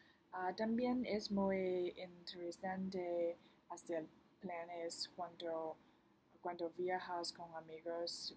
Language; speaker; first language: Spanish; non-native, learner; Chinese